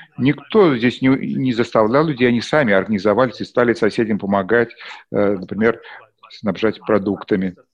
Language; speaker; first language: Russian; non-native, fluent; German